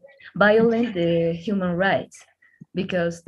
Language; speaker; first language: English; non-native, learner; Spanish